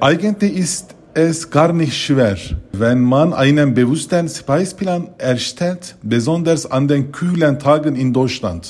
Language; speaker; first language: German; non-native, fluent; Turkish